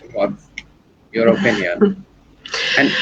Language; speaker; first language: English; non-native, learner; Bangla